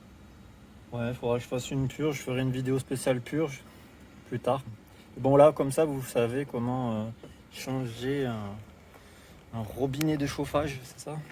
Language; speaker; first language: French; native; French